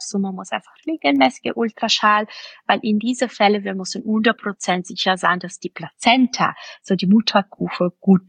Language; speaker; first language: German; non-native, fluent; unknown